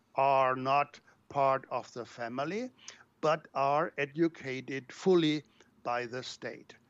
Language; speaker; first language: English; non-native, fluent; German